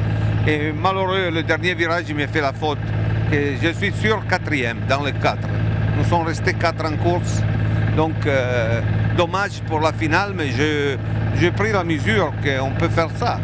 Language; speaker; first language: French; non-native, fluent; Italian